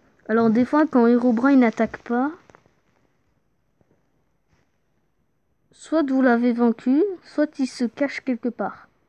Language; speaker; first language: French; native; French